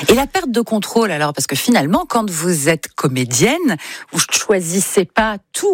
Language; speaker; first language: French; native; French